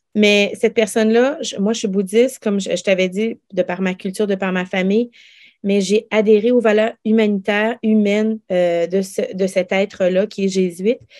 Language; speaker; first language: French; early bilingual, other home language; Lao